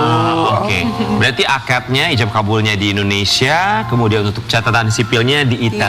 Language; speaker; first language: Indonesian; native; Indonesian